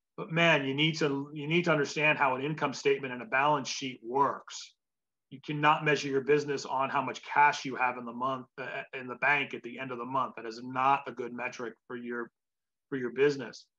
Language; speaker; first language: English; native; English